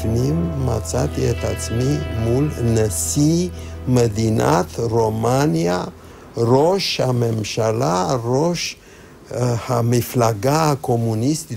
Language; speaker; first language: Hebrew; non-native, fluent; Romanian